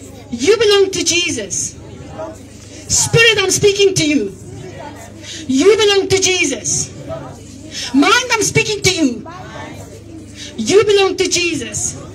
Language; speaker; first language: English; non-native, local second language; Afrikaans